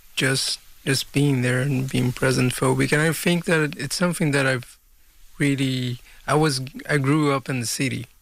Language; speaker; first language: English; non-native, fluent; Portuguese